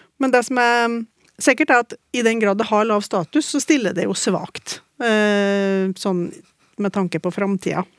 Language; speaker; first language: Norwegian; native; Norwegian